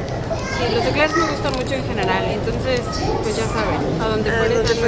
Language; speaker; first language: Spanish; native; Spanish